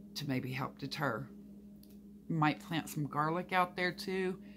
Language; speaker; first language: English; native; English